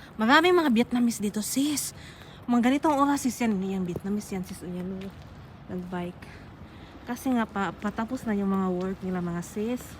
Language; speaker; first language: Filipino; non-native, local second language; Waray